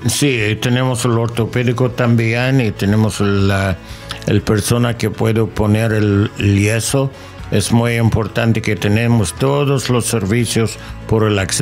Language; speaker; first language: Spanish; non-native, learner; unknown